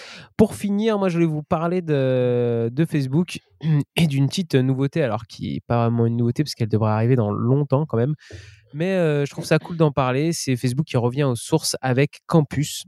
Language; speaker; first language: French; native; French